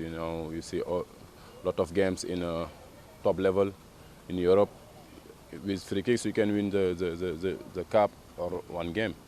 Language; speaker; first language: English; non-native, fluent; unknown